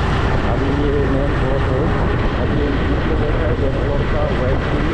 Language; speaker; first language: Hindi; non-native, local second language; Bodo